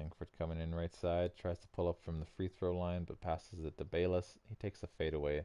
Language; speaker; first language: English; native; English